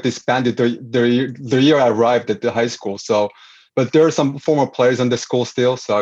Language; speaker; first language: English; non-native, fluent; Korean